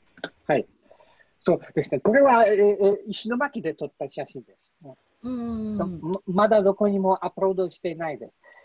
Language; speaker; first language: Japanese; non-native, learner; Polish